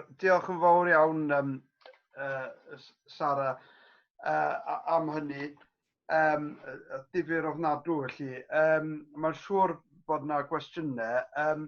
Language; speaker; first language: Welsh; native; Welsh